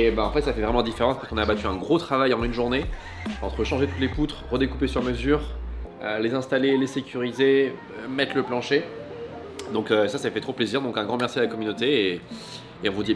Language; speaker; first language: French; native; French